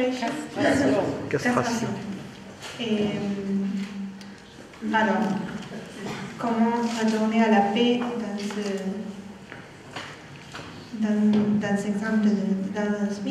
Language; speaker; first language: French; non-native, fluent; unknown